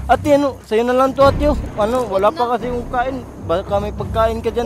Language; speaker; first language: Filipino; native; Filipino